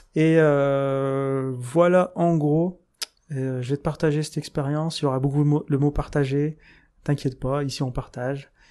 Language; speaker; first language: French; native; French